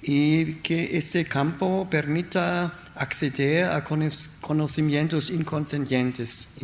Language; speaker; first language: Spanish; non-native, learner; German